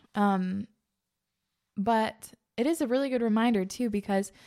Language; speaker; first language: English; native; English